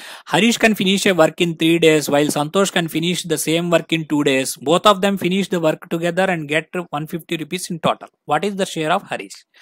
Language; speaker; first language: English; non-native, local second language; Telugu